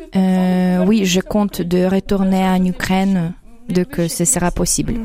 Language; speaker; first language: French; non-native, fluent; Ukrainian